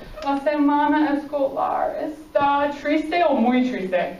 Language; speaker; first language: Spanish; non-native, fluent; English